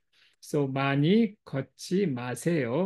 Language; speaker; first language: Korean; non-native, fluent; English